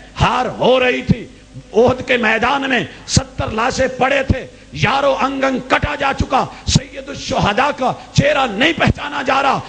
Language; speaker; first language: Urdu; non-native, local second language; Punjabi